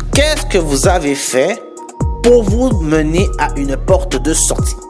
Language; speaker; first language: French; native; French